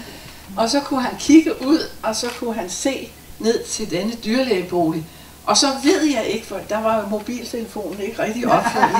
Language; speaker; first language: Danish; native; Danish